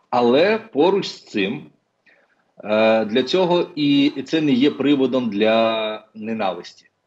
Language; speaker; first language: Ukrainian; non-native, local second language; Russian